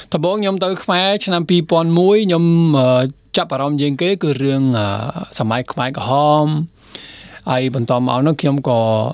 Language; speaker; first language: Khmer; non-native, fluent; Spanish